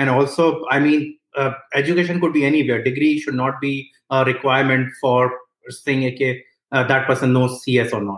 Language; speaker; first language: English; non-native, local second language; Hindi